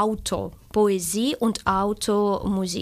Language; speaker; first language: German; non-native, fluent; Ukrainian